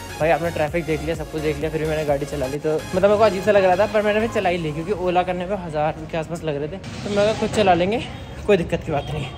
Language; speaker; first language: Hindi; native; Hindi